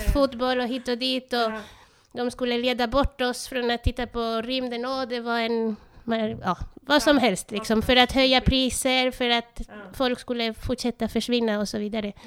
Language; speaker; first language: Swedish; non-native, fluent; Spanish